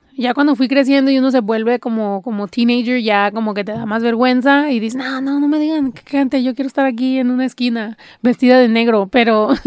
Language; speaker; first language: Spanish; early bilingual, heritage; Spanish